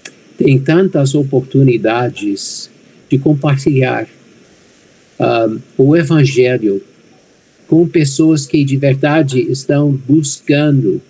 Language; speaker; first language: Portuguese; non-native, fluent; English